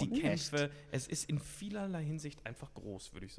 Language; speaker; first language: German; native; German